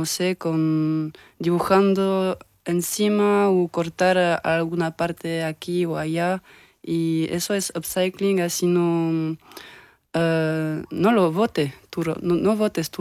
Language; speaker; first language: Spanish; early bilingual, heritage; French